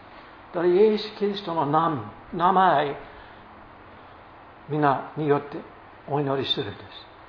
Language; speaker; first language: Japanese; non-native, fluent; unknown